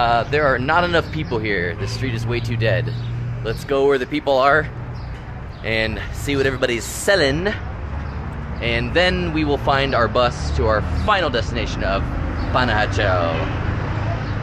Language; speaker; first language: English; native; English